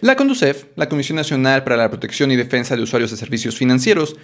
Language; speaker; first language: Spanish; native; Spanish